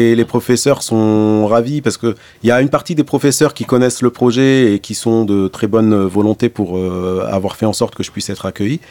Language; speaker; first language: French; native; French